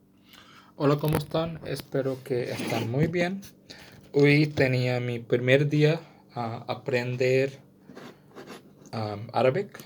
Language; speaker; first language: Spanish; non-native, learner; Sindhi